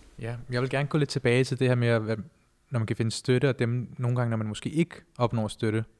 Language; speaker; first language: Danish; early bilingual, other home language; Punjabi